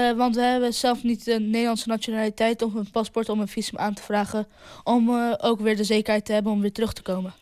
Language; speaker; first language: Dutch; early bilingual, other home language; Arabic